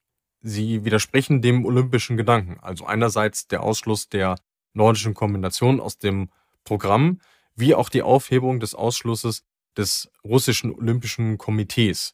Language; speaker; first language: German; native; German